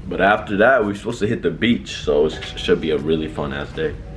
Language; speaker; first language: English; early bilingual, other home language; Spanish